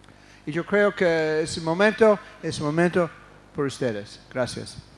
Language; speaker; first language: Spanish; non-native, fluent; English